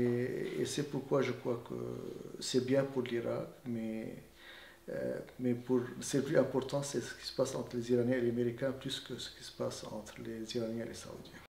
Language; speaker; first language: French; non-native, fluent; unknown